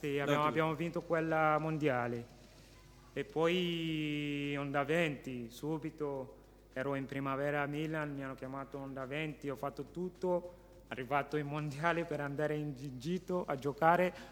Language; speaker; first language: Italian; non-native, local second language; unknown